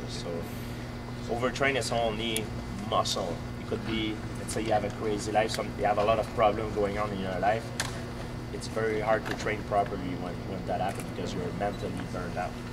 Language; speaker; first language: English; non-native, fluent; French